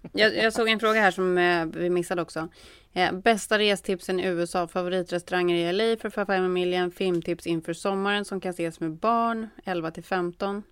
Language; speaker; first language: Swedish; native; Swedish